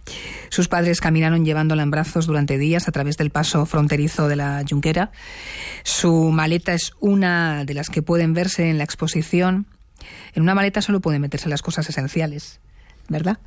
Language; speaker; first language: Spanish; native; Spanish